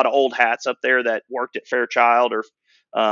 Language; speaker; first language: English; native; English